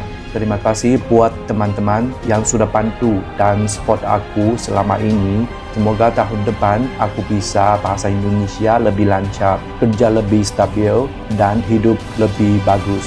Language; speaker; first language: Indonesian; non-native, learner; Chinese